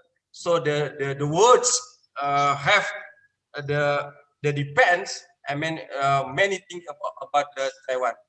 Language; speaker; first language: English; non-native, learner; Indonesian